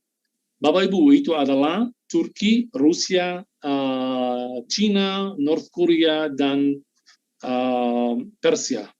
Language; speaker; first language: Indonesian; non-native, fluent; Arabic